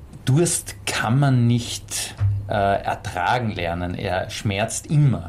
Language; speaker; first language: German; native; German